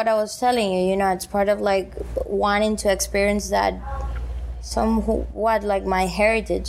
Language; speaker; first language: English; non-native, fluent; Spanish